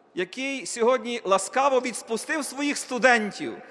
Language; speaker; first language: Ukrainian; native; Ukrainian